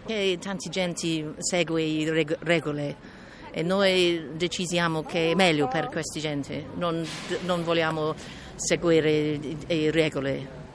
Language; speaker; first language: Italian; non-native, learner; English